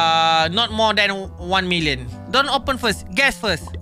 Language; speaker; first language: English; non-native, learner; Malay